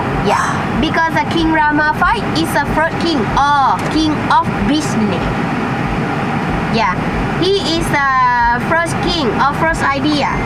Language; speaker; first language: English; non-native, learner; Thai